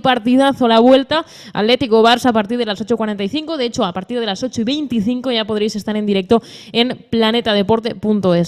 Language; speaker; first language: Spanish; native; Spanish